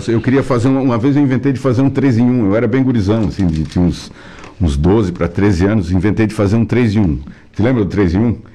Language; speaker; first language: Portuguese; native; Portuguese